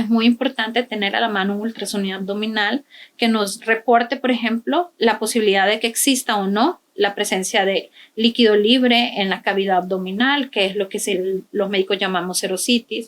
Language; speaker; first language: Spanish; native; Spanish